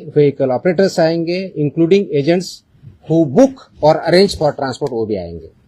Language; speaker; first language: Hindi; non-native, local second language; Marathi